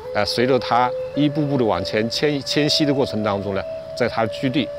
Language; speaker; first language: Chinese; native; Chinese